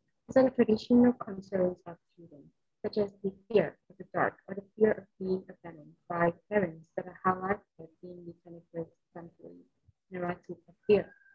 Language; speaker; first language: English; non-native, fluent; Vietnamese